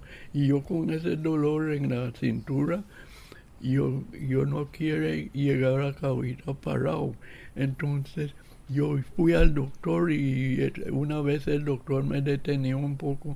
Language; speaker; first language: Spanish; non-native, local second language; English